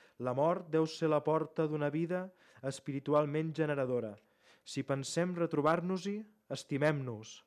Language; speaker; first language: Catalan; native; Catalan